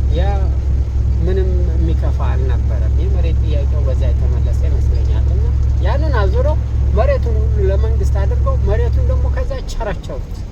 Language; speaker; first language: Amharic; native; Amharic